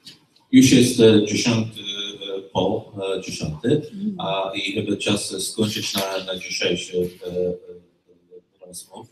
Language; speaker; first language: Polish; non-native, learner; English